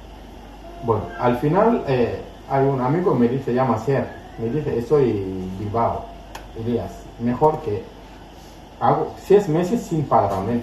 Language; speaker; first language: Spanish; non-native, learner; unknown